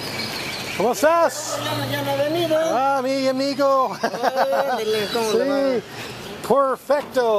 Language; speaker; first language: Spanish; non-native, learner; English